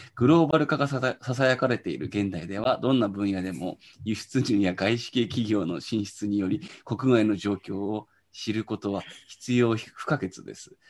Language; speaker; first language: Japanese; native; Japanese